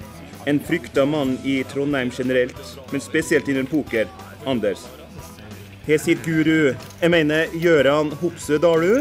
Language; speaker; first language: Norwegian; native; Norwegian